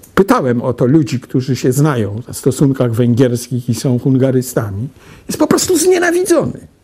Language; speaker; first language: Polish; native; Polish